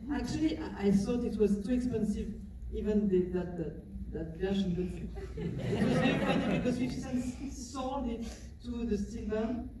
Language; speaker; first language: English; non-native, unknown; French